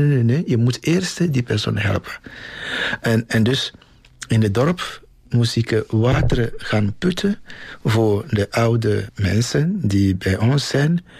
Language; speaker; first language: Dutch; non-native, fluent; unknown